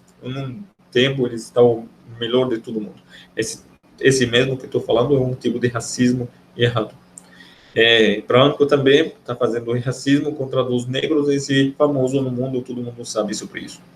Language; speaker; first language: Portuguese; non-native, fluent; Arabic